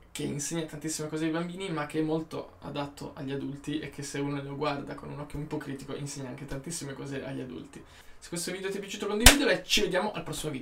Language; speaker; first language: Italian; native; Italian